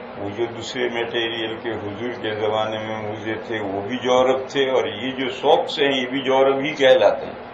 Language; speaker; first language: Urdu; non-native, local second language; Gujarati